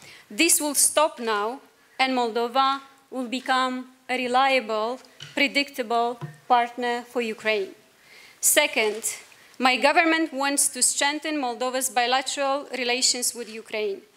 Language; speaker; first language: English; non-native, fluent; Romanian